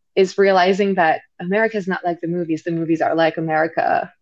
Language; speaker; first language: English; non-native, fluent; French